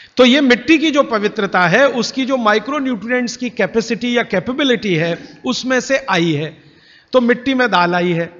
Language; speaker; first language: Hindi; native; Hindi